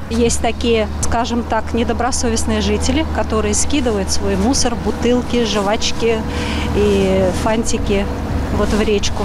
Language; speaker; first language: Russian; native; Russian